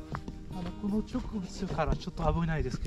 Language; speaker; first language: Japanese; non-native, learner; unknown